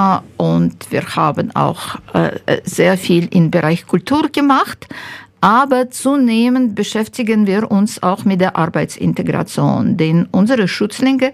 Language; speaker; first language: German; non-native, fluent; Ukrainian